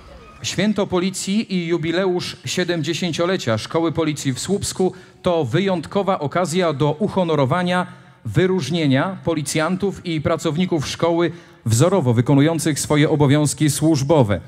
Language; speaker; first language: Polish; native; Polish